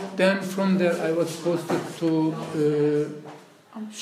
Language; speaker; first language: English; non-native, fluent; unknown